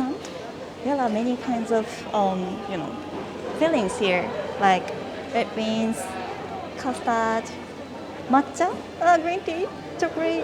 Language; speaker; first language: English; non-native, fluent; Japanese